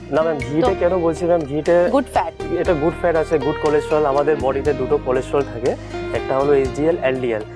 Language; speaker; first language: Bangla; non-native, local second language; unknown